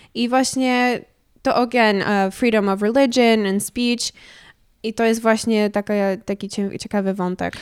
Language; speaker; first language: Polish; early bilingual, heritage; Polish